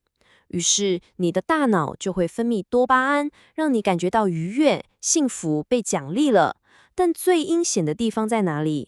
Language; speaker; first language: Chinese; native; Chinese